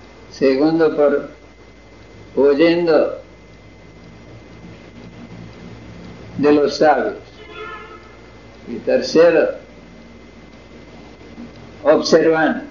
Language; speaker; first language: Spanish; non-native, fluent; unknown